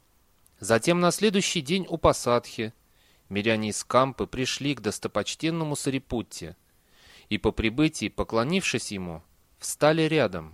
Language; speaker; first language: Russian; native; Russian